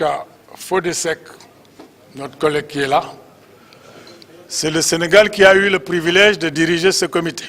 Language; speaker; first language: French; non-native, local second language; Wolof